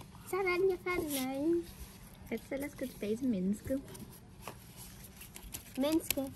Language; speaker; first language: Danish; native; Danish